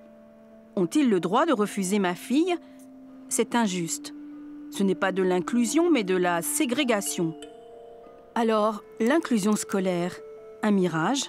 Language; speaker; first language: French; native; French